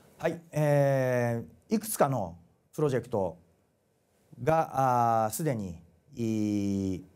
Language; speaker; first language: Japanese; native; Japanese